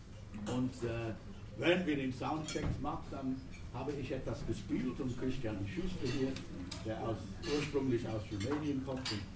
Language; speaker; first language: German; non-native, fluent; English